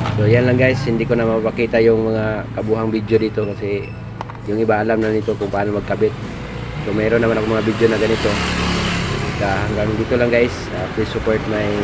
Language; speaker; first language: Filipino; non-native, local second language; Cebuano